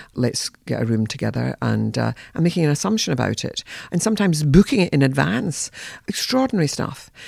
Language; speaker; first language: English; native; English